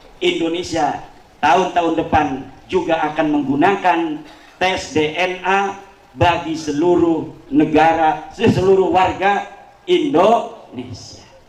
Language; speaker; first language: Indonesian; non-native, local second language; Javanese